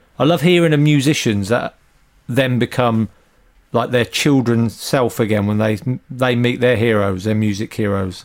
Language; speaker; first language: English; native; English